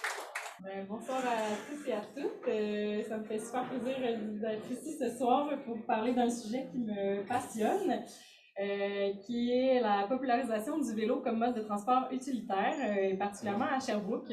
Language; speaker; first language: French; native; French